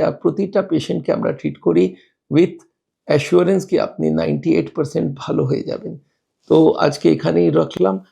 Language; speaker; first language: Bangla; non-native, local second language; Hindi